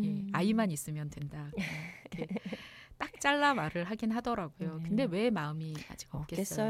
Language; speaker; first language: Korean; native; Korean